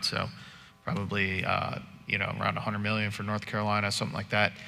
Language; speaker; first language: English; native; English